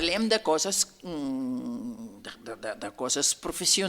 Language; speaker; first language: Catalan; non-native, fluent; Russian